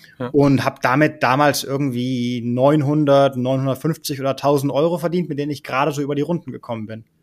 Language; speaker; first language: German; early bilingual, heritage; German